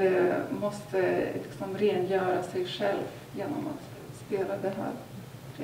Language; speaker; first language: Swedish; non-native, fluent; Lithuanian